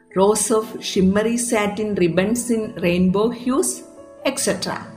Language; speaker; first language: English; non-native, local second language; Malayalam